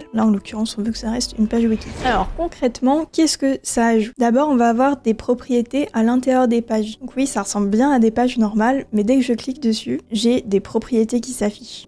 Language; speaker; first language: French; native; French